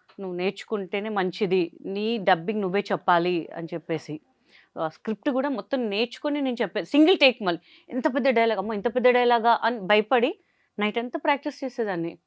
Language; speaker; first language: Telugu; non-native, local second language; Hindi